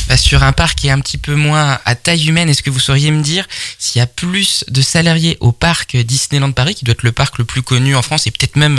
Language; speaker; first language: French; native; French